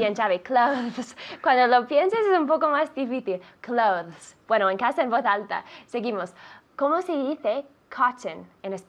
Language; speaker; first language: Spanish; non-native, fluent; English